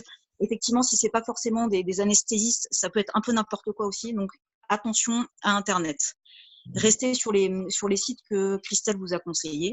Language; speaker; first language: French; native; French